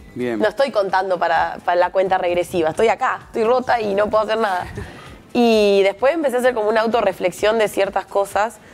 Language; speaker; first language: Spanish; native; Spanish